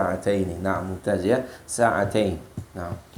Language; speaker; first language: Arabic; non-native, fluent; Indonesian